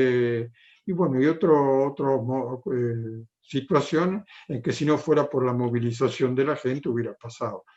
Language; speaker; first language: Spanish; non-native, fluent; Italian